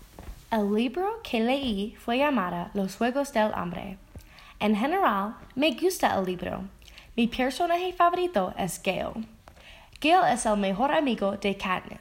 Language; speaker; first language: Spanish; non-native, learner; English